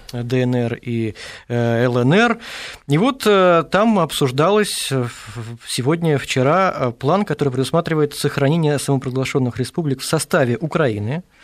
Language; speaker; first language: Russian; native; Russian